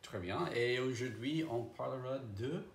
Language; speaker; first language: French; non-native, fluent; English